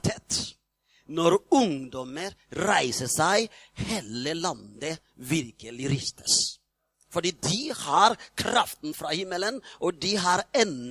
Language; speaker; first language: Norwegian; non-native, fluent; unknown